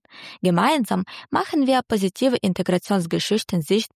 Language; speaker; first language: German; native; German